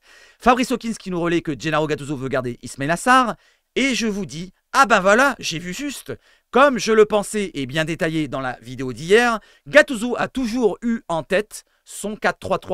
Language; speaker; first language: French; native; French